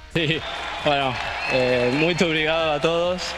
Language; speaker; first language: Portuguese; non-native, learner; Spanish